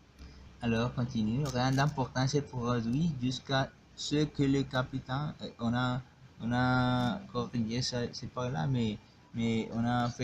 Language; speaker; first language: French; non-native, learner; Spanish